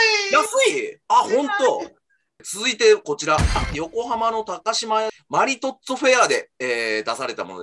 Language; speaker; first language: Japanese; native; Japanese